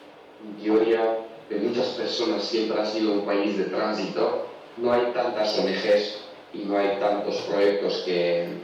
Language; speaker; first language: Spanish; non-native, learner; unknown